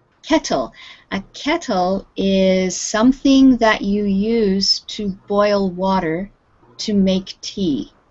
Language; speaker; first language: English; non-native, fluent; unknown